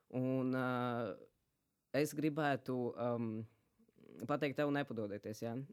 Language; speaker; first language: Latvian; native; Latvian